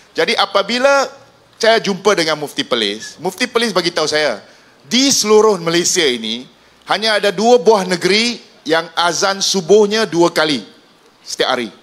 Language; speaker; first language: Malay; non-native, local second language; Min Nan Chinese